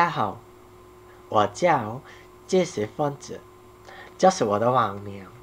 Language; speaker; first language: Chinese; non-native, learner; Korean